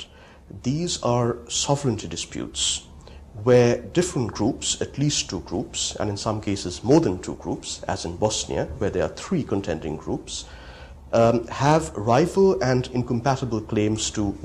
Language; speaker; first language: English; non-native, local second language; Bangla